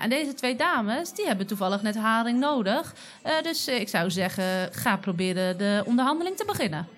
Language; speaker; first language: Dutch; native; Dutch